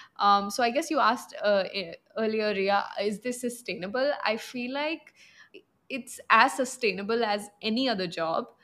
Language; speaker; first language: English; non-native, local second language; Punjabi